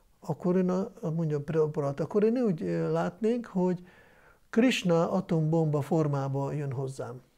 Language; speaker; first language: Hungarian; non-native, fluent; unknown